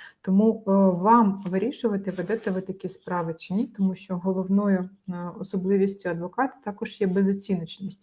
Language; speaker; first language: Ukrainian; native; Ukrainian